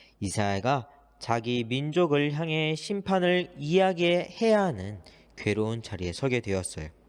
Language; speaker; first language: Korean; native; Korean